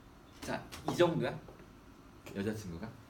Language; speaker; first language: Korean; native; Korean